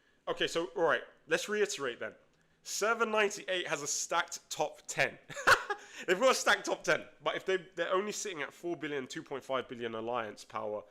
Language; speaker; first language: English; native; English